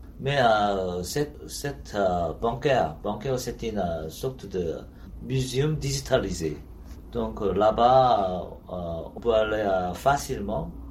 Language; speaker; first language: French; non-native, learner; Korean